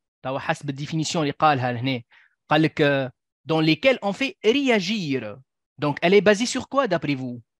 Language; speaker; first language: French; non-native, local second language; Arabic